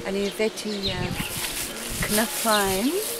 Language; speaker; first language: Hebrew; non-native, learner; English